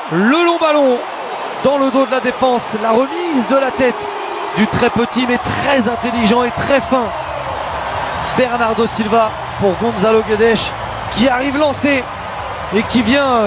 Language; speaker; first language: French; native; French